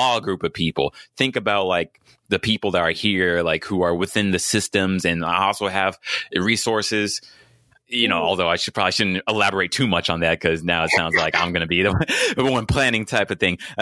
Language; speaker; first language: English; native; English